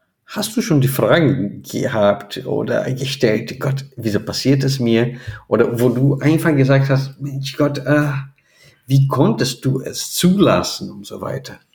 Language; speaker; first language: German; non-native, fluent; Portuguese